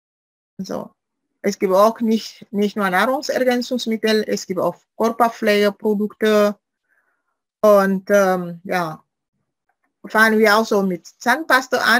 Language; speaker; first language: German; non-native, fluent; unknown